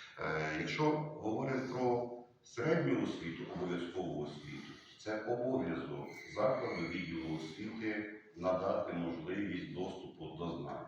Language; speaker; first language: Ukrainian; native; Ukrainian